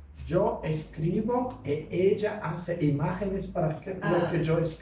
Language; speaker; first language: Spanish; non-native, fluent; Portuguese